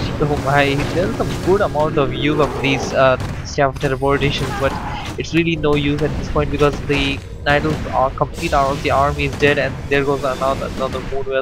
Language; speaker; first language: English; non-native, fluent; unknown